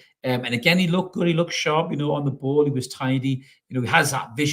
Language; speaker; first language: English; native; English